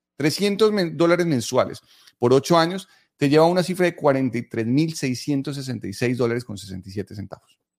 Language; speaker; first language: Spanish; native; Spanish